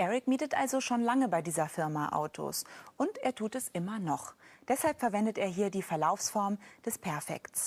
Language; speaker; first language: German; native; German